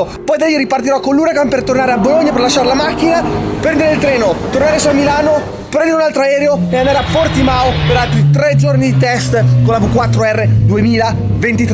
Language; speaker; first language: Italian; native; Italian